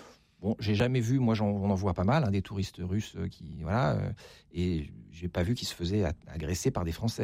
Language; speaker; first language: French; native; French